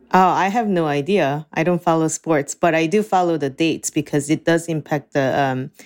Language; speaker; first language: English; non-native, fluent; Korean